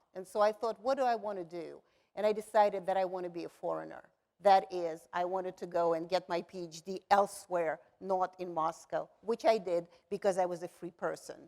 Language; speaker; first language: English; non-native, fluent; Russian